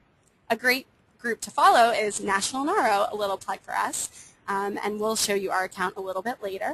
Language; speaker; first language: English; native; English